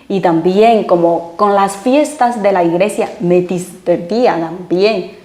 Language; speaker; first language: Spanish; non-native, fluent; Chinese